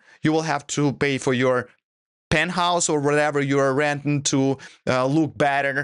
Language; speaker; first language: English; non-native, fluent; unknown